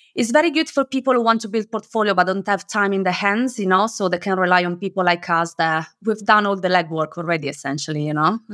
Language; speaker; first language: English; non-native, fluent; Italian